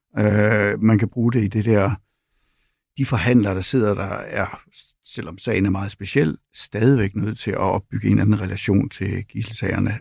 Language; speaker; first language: Danish; native; Danish